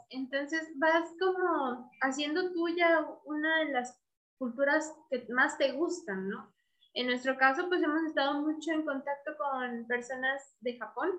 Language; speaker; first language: Spanish; native; Spanish